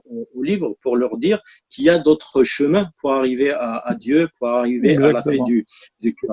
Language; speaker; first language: French; native; French